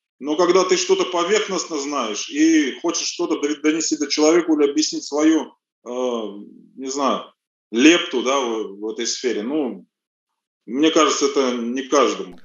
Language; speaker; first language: Russian; early bilingual, other home language; Armenian